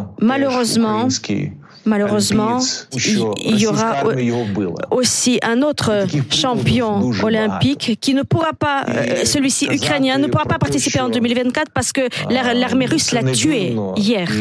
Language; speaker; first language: French; non-native, fluent; Ukrainian